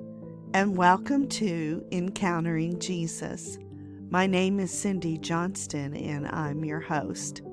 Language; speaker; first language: English; native; English